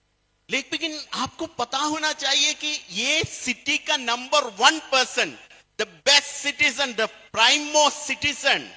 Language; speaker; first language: Hindi; non-native, fluent; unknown